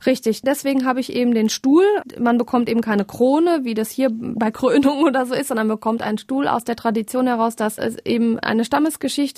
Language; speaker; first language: German; native; German